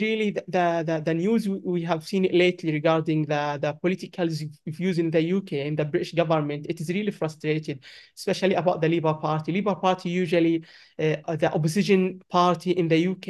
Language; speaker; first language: English; non-native, learner; Arabic